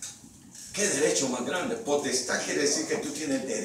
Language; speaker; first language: Spanish; native; Spanish